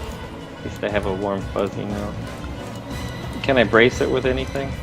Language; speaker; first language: English; native; English